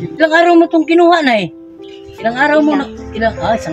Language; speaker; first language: Filipino; non-native, local second language; Cebuano